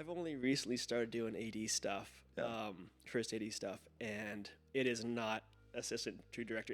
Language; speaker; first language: English; native; English